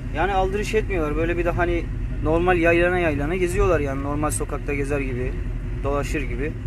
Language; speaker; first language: Turkish; native; Turkish